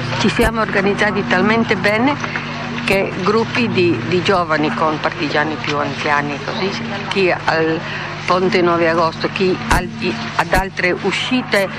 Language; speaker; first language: Italian; non-native, local second language; Slovenian